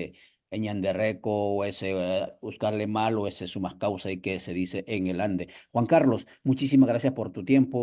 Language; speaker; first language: Spanish; native; Spanish